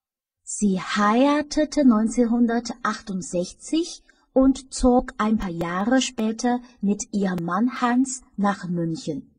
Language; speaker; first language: German; non-native, fluent; Chinese